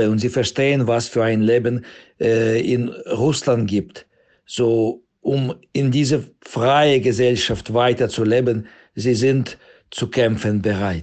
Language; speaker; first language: German; non-native, fluent; Russian